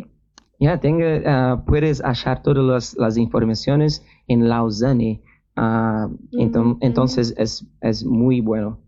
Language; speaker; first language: Spanish; non-native, learner; Portuguese